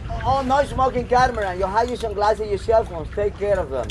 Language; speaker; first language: English; non-native, fluent; Spanish